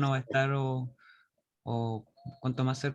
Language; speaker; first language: Spanish; native; Spanish